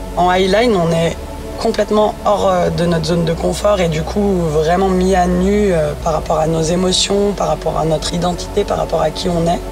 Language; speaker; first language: French; native; French